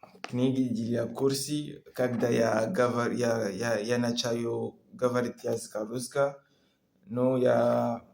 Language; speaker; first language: Russian; non-native, learner; French